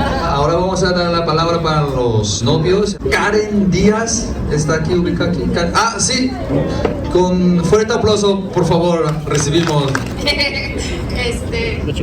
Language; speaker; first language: Spanish; non-native, fluent; Korean